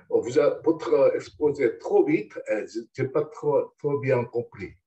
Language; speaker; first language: French; non-native, learner; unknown